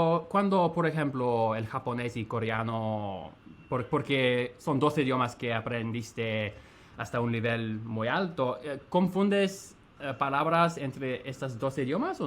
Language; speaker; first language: Spanish; non-native, fluent; English